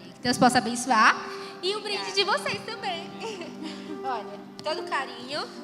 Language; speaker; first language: Portuguese; native; Portuguese